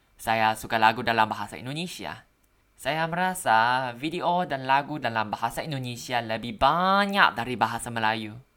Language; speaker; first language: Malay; non-native, learner; Thai